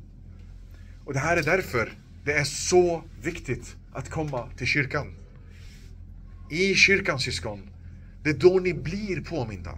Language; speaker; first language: Swedish; non-native, local second language; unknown